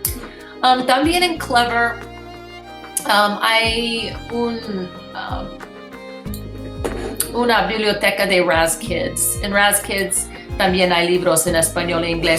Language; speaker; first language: Spanish; non-native, fluent; English